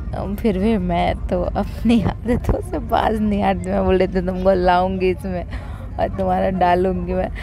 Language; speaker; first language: Hindi; native; Hindi